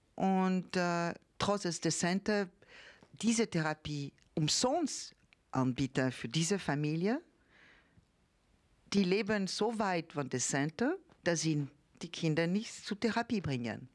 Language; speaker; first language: German; non-native, fluent; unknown